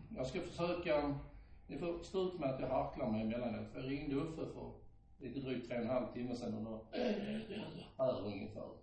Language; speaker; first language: Swedish; native; Swedish